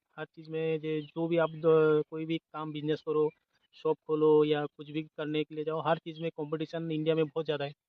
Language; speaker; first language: Hindi; non-native, local second language; Assamese